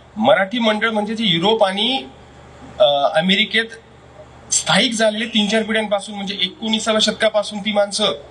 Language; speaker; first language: Marathi; non-native, local second language; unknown